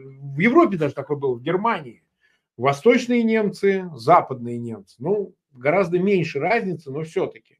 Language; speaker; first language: Russian; native; Russian